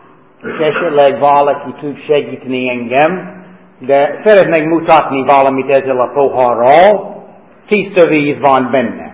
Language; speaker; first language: Hungarian; non-native, learner; English